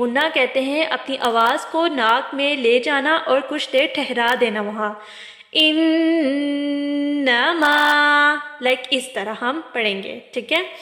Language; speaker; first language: Urdu; non-native, local second language; Punjabi